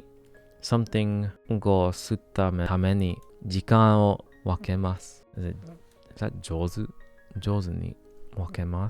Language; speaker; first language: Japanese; non-native, learner; English